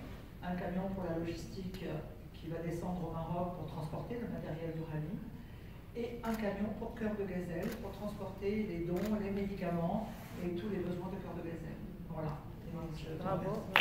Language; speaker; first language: French; native; French